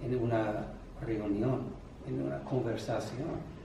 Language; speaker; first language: Spanish; non-native, fluent; English